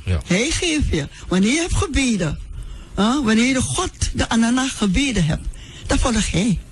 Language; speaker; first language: Dutch; non-native, local second language; Sranan Tongo